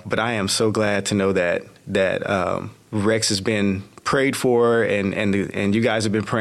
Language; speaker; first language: English; native; English